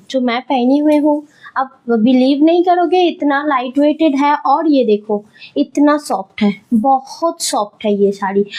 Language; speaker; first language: Hindi; non-native, local second language; Bangla